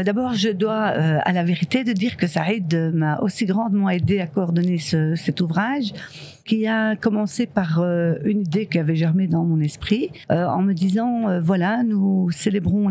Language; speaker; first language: French; early bilingual, other home language; Riffian